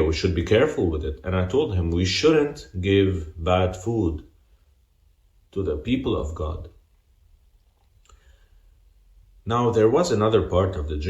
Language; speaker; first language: English; non-native, fluent; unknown